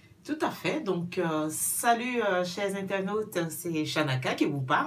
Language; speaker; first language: French; non-native, local second language; Baoulé